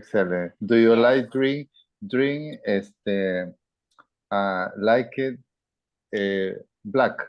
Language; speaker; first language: English; non-native, learner; Spanish